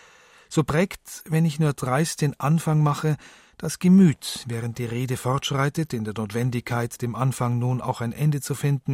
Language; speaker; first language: German; native; German